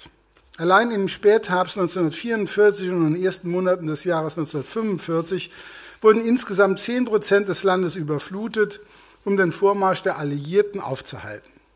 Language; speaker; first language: German; native; German